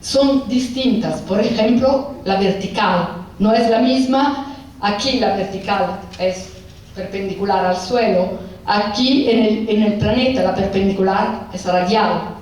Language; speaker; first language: Spanish; non-native, fluent; Italian